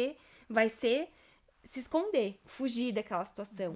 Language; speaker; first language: Portuguese; native; Portuguese